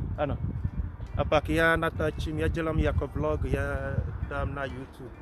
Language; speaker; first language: Czech; non-native, learner; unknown